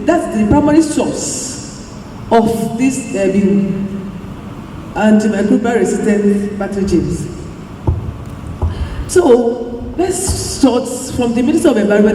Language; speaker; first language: English; non-native, local second language; Yoruba